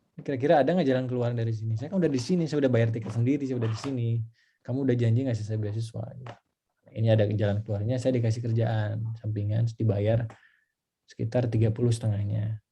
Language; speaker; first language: Indonesian; non-native, local second language; Sundanese